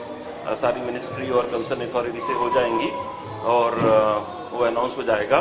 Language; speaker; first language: Hindi; native; Hindi